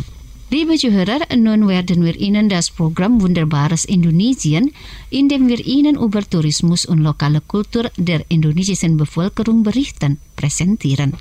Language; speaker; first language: German; non-native, fluent; Indonesian